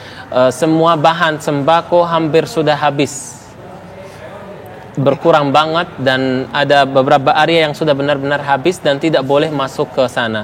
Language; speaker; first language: Indonesian; non-native, fluent; Arabic